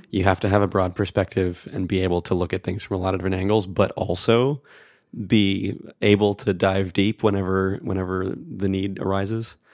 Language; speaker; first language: English; native; English